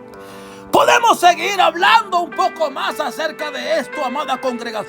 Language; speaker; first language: Spanish; native; Spanish